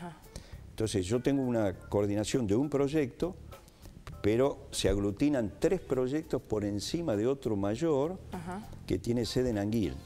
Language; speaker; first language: Spanish; native; Spanish